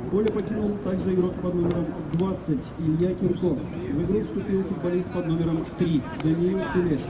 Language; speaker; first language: Russian; native; Russian